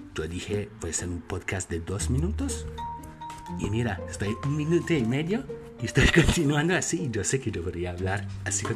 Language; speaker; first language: Spanish; non-native, learner; French